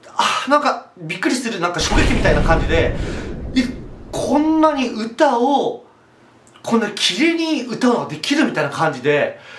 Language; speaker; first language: Japanese; non-native, fluent; Korean